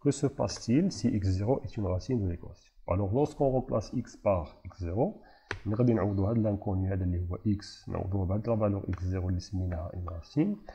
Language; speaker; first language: French; non-native, local second language; Arabic